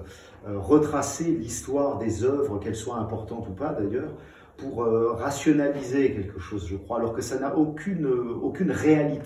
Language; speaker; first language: French; native; French